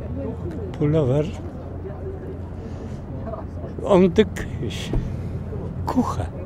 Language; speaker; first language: German; non-native, learner; Polish